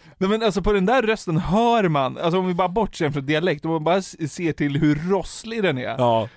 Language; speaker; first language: Swedish; native; Swedish